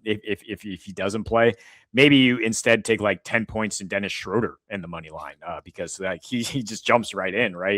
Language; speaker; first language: English; native; English